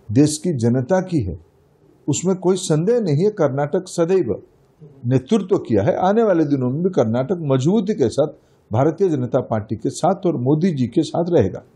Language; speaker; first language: Hindi; non-native, local second language; Odia